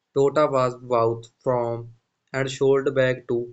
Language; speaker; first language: English; non-native, local second language; Punjabi